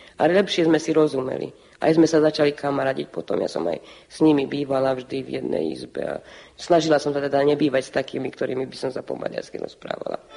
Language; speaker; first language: Slovak; early bilingual, heritage; Slovak